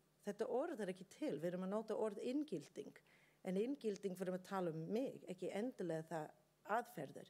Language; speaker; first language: Icelandic; non-native, learner; English